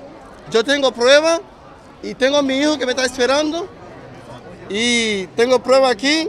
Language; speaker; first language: Spanish; non-native, fluent; Haitian Creole